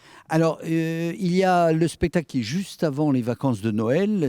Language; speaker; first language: French; native; French